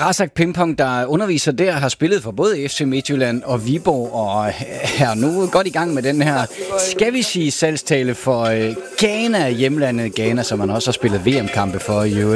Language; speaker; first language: Danish; native; Danish